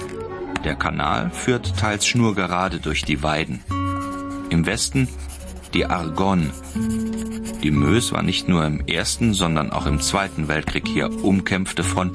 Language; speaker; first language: German; native; German